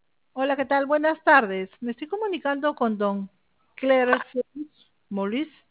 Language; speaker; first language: Spanish; native; Spanish